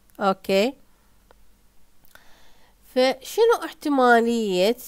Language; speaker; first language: Arabic; native; Arabic